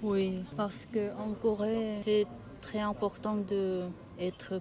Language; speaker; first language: French; non-native, learner; Korean